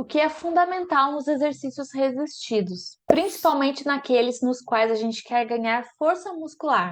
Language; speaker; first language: Portuguese; native; Portuguese